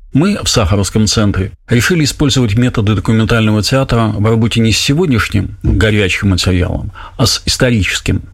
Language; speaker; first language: Russian; native; Russian